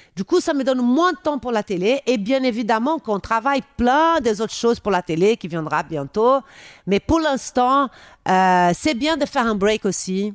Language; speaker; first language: French; non-native, fluent; Portuguese